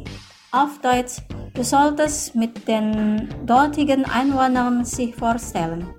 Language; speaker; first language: German; non-native, fluent; Indonesian